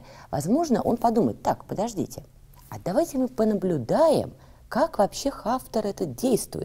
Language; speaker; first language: Russian; native; Russian